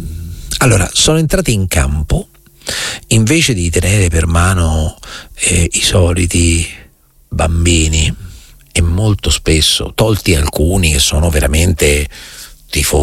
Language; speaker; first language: Italian; native; Italian